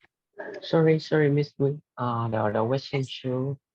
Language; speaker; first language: English; non-native, learner; Vietnamese